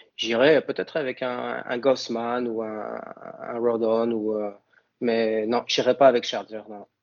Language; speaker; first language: French; native; French